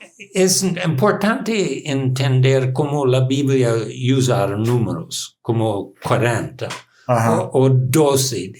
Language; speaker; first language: Spanish; non-native, learner; English